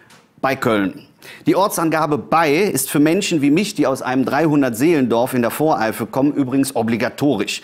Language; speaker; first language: German; native; German